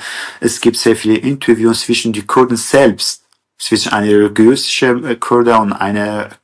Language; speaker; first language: German; non-native, fluent; Kurdish